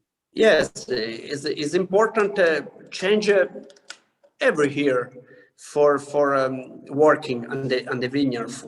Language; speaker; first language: English; non-native, learner; Italian